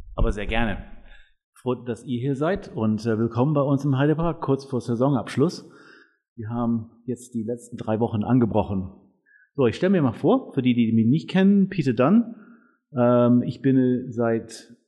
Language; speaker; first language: German; non-native, fluent; English